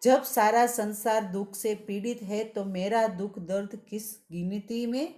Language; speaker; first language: Hindi; non-native, local second language; Gujarati